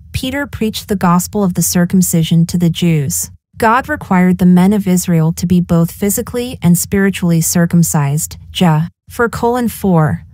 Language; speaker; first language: English; native; English